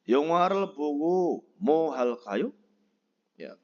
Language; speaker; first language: Korean; non-native, fluent; Indonesian